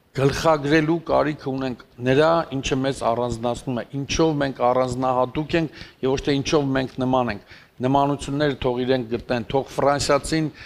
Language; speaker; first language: Armenian; native; Armenian